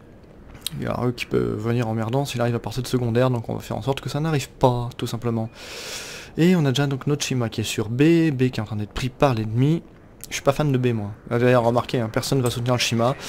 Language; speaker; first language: French; native; French